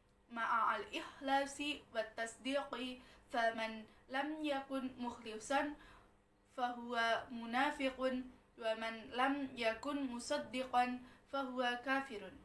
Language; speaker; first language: Arabic; non-native, learner; Indonesian